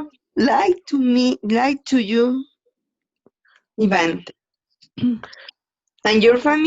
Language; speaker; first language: English; non-native, learner; Spanish